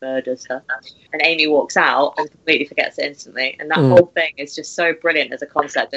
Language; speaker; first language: English; native; English